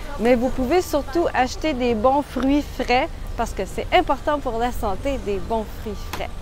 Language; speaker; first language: French; native; French